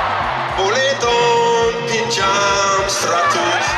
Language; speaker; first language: Indonesian; non-native, learner; English